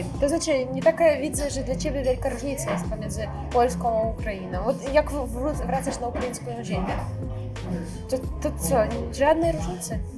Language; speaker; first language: Polish; non-native, fluent; Russian